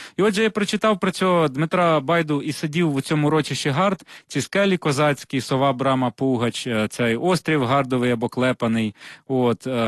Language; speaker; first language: Ukrainian; non-native, local second language; Russian